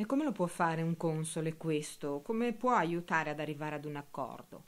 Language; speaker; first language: Italian; native; Italian